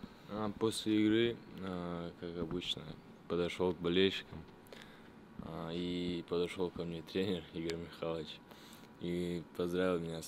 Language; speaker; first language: Russian; native; Russian